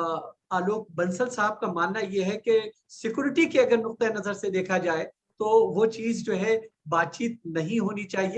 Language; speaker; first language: Hindi; native; Hindi